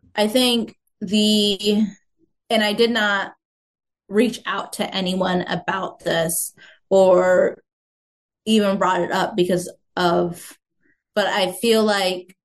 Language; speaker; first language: English; native; English